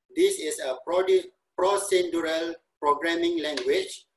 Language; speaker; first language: English; non-native, local second language; Malay